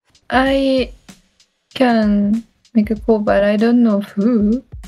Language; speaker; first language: English; non-native, learner; Japanese